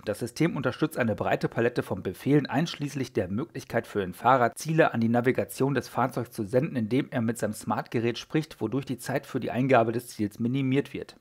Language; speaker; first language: German; native; German